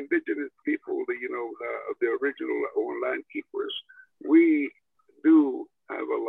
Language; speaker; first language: English; non-native, fluent; Cree